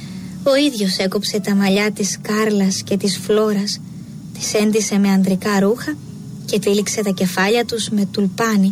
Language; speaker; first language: Greek; native; Greek